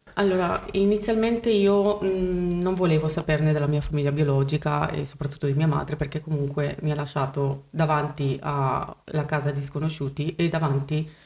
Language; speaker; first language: Italian; early bilingual, other home language; Spanish